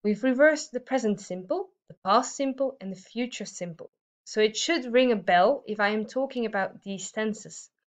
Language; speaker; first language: English; non-native, fluent; Dutch